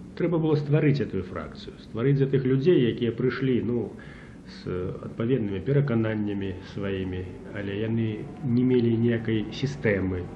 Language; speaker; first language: Belarusian; native; Belarusian